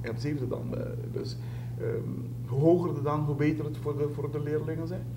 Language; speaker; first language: Dutch; non-native, local second language; Papiamento